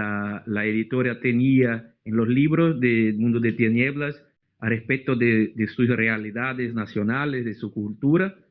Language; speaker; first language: Spanish; non-native, fluent; Portuguese